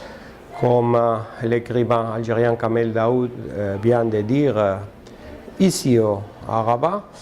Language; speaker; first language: French; non-native, fluent; Spanish